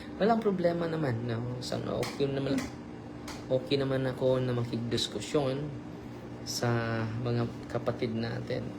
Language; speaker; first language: Filipino; native; Filipino